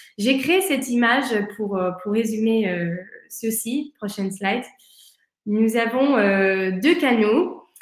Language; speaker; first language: French; early bilingual, heritage; English